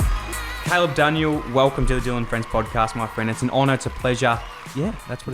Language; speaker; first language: English; native; English